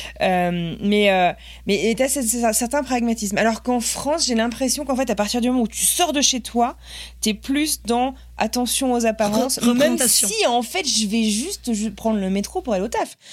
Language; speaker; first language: French; native; French